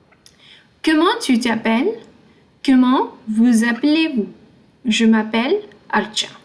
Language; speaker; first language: French; non-native, fluent; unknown